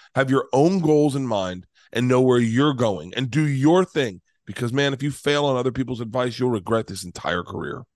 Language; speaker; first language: English; native; English